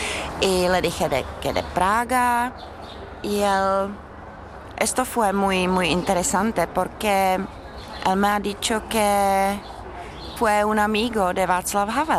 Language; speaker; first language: Spanish; non-native, learner; Czech